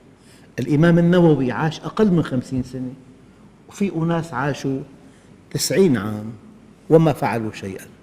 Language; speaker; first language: Arabic; native; Arabic